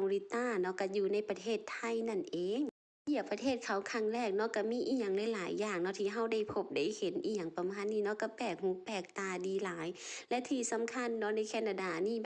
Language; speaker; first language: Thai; non-native, local second language; Lao